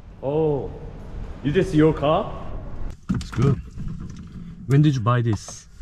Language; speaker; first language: English; non-native, learner; Korean